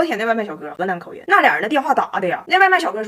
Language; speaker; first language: Chinese; native; Chinese